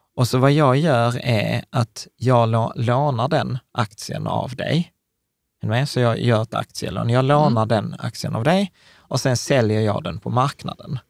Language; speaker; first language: Swedish; native; Swedish